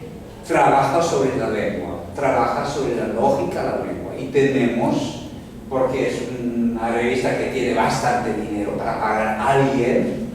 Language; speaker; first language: Spanish; non-native, fluent; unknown